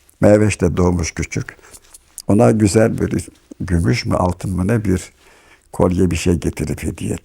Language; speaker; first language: Turkish; native; Turkish